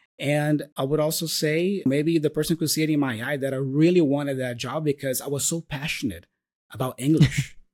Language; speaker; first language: English; non-native, fluent; Portuguese